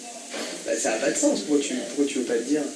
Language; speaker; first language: French; native; French